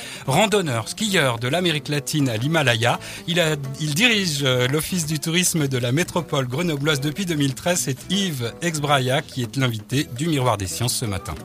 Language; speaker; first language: French; native; French